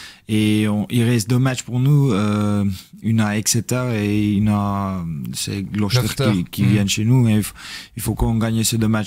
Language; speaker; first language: French; non-native, learner; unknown